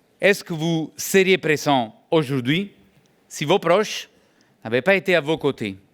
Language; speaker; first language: French; non-native, fluent; Italian